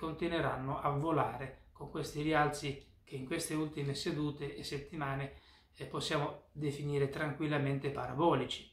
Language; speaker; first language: Italian; native; Italian